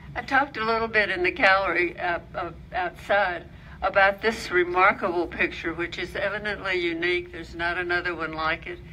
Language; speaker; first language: English; native; English